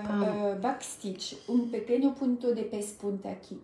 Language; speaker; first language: Spanish; non-native, learner; French